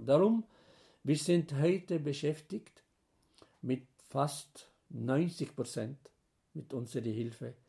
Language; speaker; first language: German; non-native, fluent; Arabic